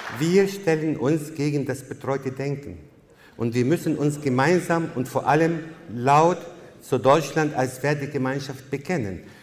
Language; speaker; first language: German; non-native, fluent; Arabic